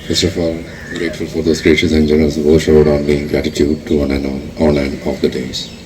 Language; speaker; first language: English; non-native, local second language; Malayalam